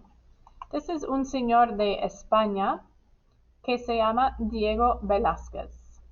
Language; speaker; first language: Spanish; non-native, fluent; English